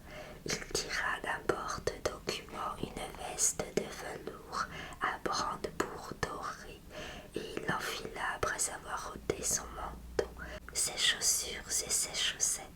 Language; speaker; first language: French; native; French